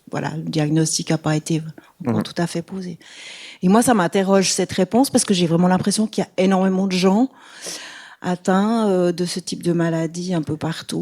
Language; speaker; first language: French; native; French